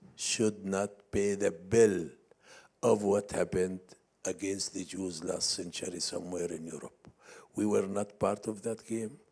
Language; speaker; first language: English; non-native, fluent; Arabic